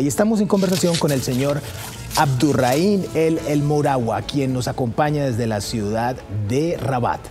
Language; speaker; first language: Spanish; native; Spanish